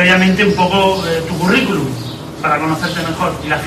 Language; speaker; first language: Spanish; native; Spanish